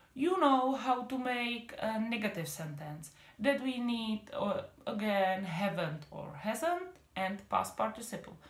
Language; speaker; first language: English; non-native, fluent; Czech